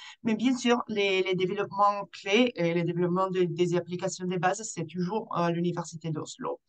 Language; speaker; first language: French; non-native, fluent; Italian